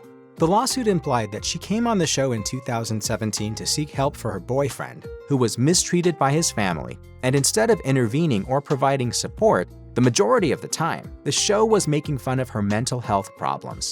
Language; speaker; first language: English; native; English